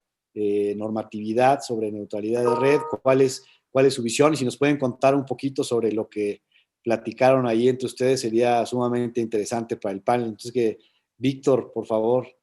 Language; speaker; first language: Spanish; native; Spanish